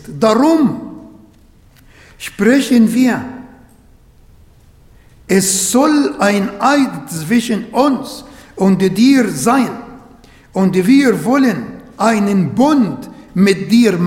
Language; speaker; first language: German; non-native, learner; Arabic